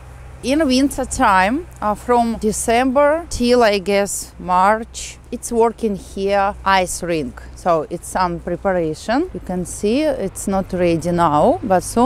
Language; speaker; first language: English; non-native, fluent; Russian